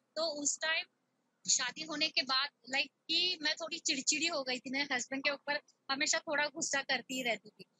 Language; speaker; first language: Hindi; non-native, local second language; Marathi